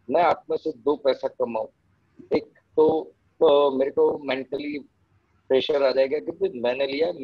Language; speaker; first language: Hindi; non-native, local second language; Gujarati